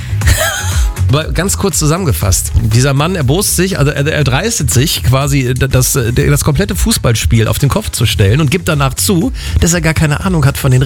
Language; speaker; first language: German; native; German